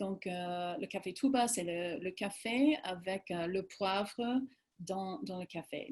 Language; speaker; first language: French; non-native, fluent; English